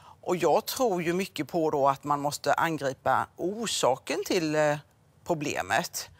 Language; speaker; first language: Swedish; native; Swedish